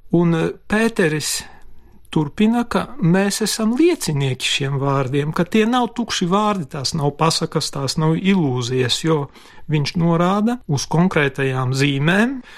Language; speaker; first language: Latvian; non-native, local second language; Polish